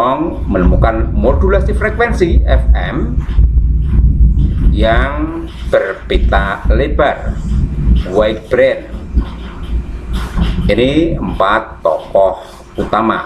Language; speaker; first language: Indonesian; native; Indonesian